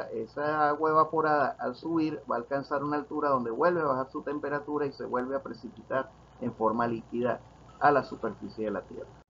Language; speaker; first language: Spanish; native; Spanish